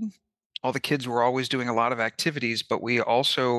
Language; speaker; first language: English; native; English